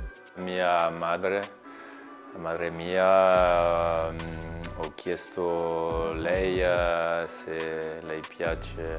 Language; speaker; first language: Italian; non-native, learner; French